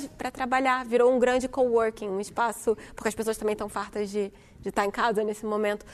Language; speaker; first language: Portuguese; native; Portuguese